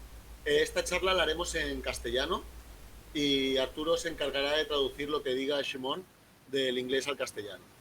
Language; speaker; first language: Spanish; native; Spanish